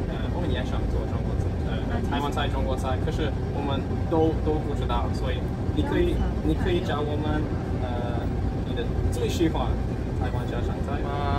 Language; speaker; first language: Chinese; non-native, learner; English